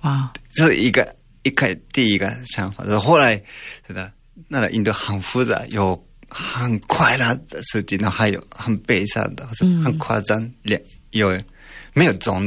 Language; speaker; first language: Chinese; non-native, fluent; Japanese